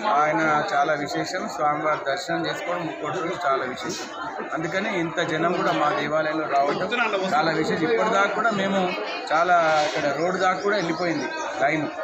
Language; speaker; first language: Telugu; native; Telugu